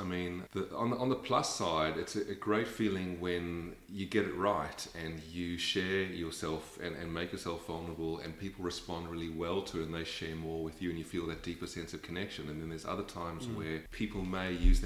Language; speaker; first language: English; native; English